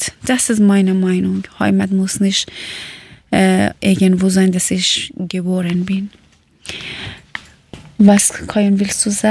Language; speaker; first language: German; non-native, learner; Persian